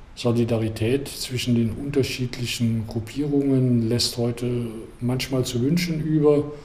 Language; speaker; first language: German; native; German